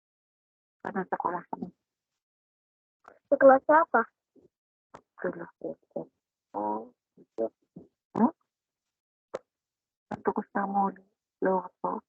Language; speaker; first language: Indonesian; non-native, learner; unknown